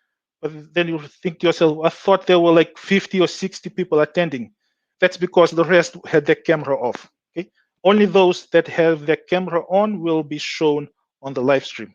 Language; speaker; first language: English; non-native, local second language; Fijian